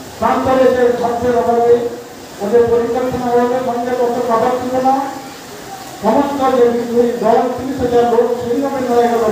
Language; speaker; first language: Bangla; non-native, local second language; Santali